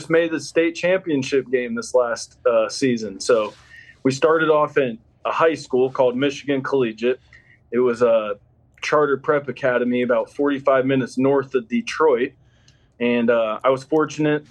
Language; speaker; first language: English; native; English